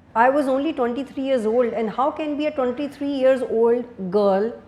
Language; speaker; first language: English; non-native, local second language; Urdu